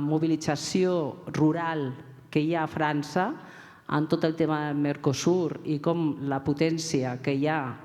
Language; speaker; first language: Catalan; non-native, local second language; Spanish